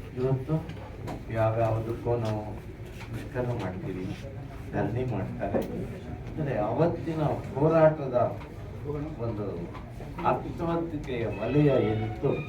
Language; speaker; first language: Kannada; native; Kannada